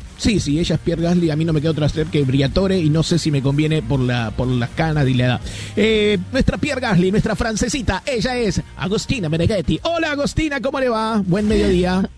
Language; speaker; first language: Spanish; native; Spanish